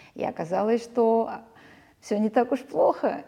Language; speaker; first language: Russian; early bilingual, other home language; Armenian